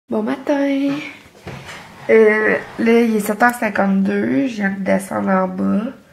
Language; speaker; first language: French; native; French